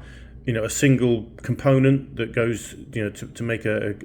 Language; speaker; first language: English; native; English